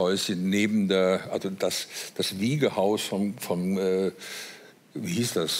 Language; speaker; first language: German; native; German